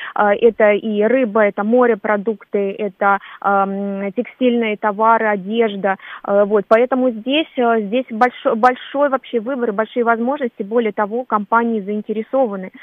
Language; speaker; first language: Russian; native; Russian